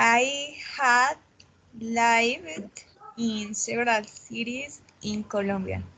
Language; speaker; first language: English; non-native, learner; Spanish